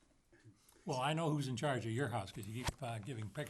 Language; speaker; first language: English; native; English